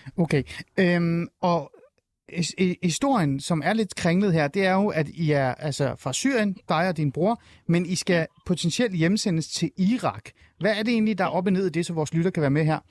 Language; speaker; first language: Danish; native; Danish